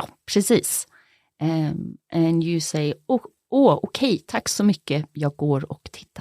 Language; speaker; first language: Swedish; native; Swedish